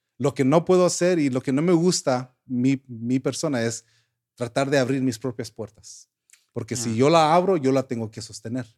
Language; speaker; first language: Spanish; early bilingual, heritage; Spanish